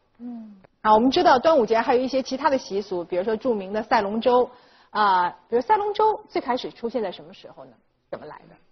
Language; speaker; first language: Chinese; native; Chinese